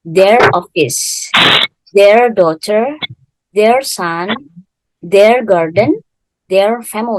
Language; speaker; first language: English; non-native, fluent; Indonesian